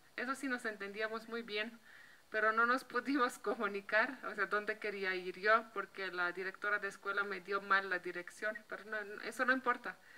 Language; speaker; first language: Spanish; non-native, fluent; Slovenian